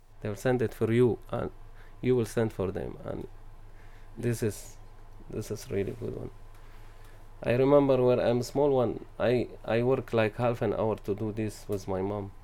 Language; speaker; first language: English; non-native, learner; Arabic